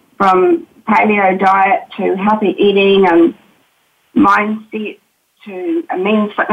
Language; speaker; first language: English; native; English